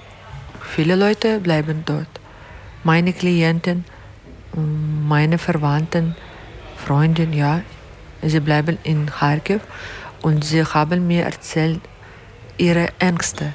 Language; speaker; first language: German; non-native, learner; Ukrainian